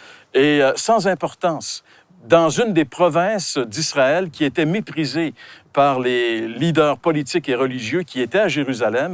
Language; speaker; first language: French; native; French